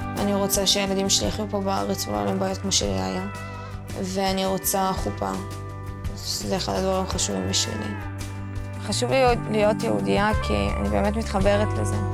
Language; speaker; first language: Hebrew; early bilingual, other home language; Russian